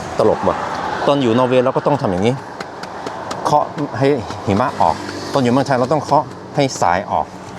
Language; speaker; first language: Thai; non-native, fluent; Norwegian